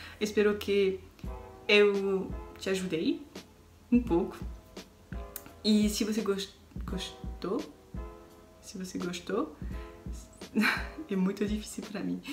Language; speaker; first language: Portuguese; non-native, learner; French